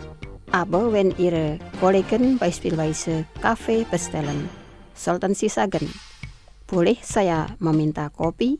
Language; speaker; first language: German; non-native, fluent; Indonesian